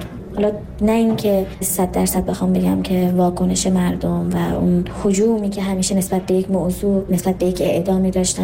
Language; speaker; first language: Persian; non-native, local second language; Kurdish